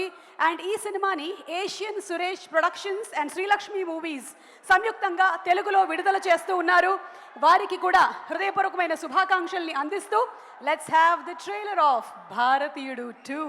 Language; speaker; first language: Telugu; native; Telugu